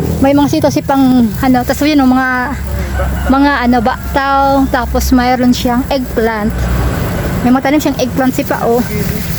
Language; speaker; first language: Filipino; non-native, local second language; Bikol